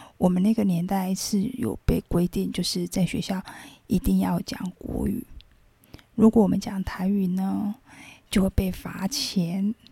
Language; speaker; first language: Chinese; non-native, local second language; Min Nan Chinese